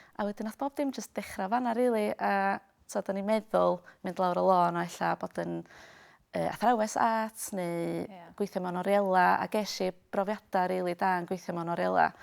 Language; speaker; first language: Welsh; native; Welsh